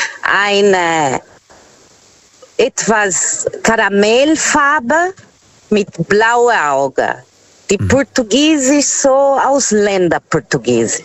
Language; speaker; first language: German; non-native, fluent; Portuguese